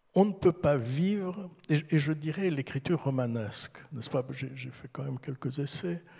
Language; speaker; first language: French; early bilingual, heritage; French